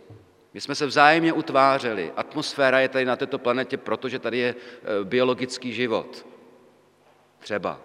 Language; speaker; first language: Czech; native; Czech